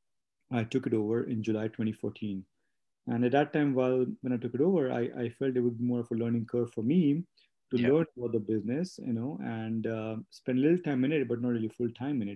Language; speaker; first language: English; non-native, local second language; Hindi